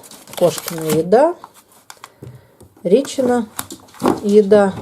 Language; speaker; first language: Russian; native; Russian